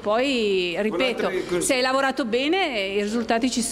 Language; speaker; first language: Italian; native; Italian